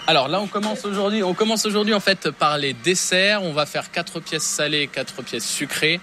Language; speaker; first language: French; native; French